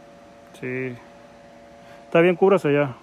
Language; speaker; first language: Spanish; native; Spanish